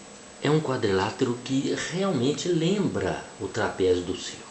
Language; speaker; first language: Portuguese; native; Portuguese